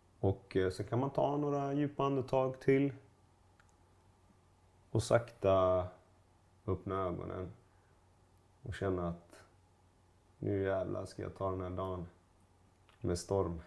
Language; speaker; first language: Swedish; native; Swedish